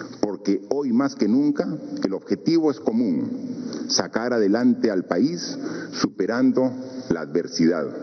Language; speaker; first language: Spanish; native; Spanish